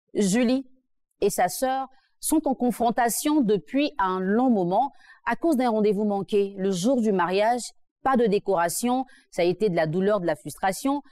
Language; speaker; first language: French; native; French